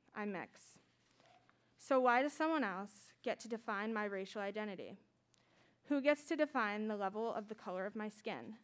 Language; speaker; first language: English; native; English